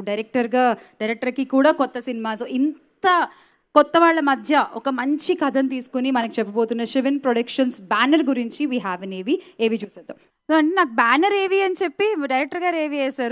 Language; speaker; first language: Telugu; native; Telugu